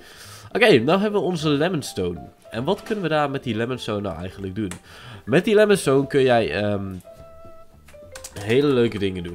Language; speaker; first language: Dutch; native; Dutch